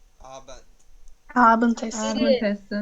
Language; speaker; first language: German; non-native, learner; Turkish